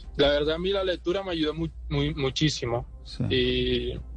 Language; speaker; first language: Spanish; native; Spanish